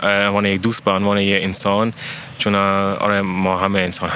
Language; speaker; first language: Persian; early bilingual, heritage; Persian